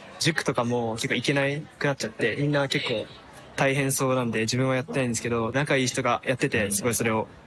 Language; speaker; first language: Japanese; native; Japanese